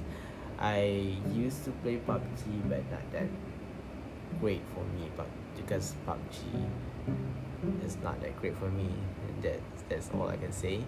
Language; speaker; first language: English; non-native, local second language; Malay